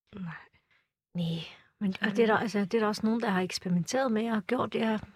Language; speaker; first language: Danish; early bilingual, other home language; Turkish